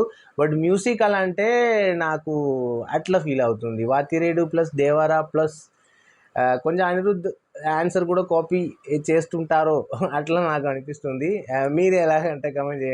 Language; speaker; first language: Telugu; non-native, learner; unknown